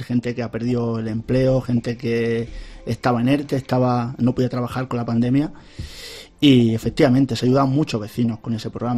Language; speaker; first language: Spanish; native; Spanish